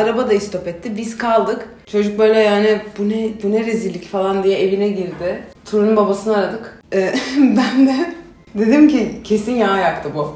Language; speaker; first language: Turkish; native; Turkish